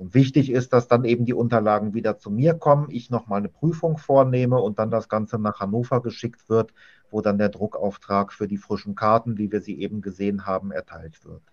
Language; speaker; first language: German; native; German